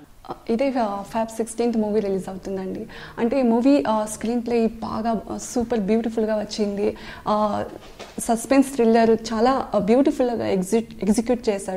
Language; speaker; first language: Telugu; non-native, learner; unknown